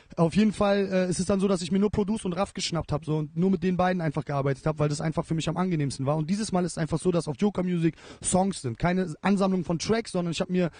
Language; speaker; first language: German; native; German